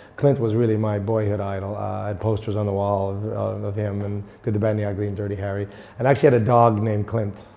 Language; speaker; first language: English; native; English